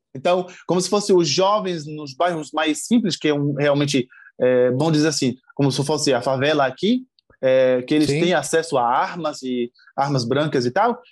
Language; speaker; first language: Portuguese; non-native, fluent; Arabic